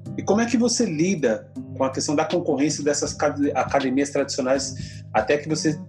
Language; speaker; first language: Portuguese; native; Portuguese